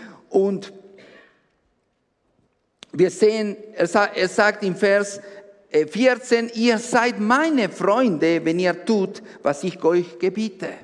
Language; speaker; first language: German; non-native, fluent; Spanish